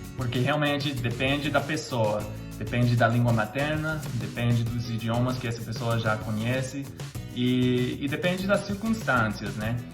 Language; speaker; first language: Portuguese; non-native, fluent; English